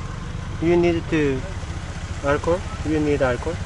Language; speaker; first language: English; non-native, learner; Korean